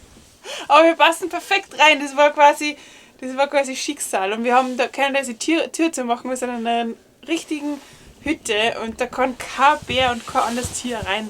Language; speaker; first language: German; native; German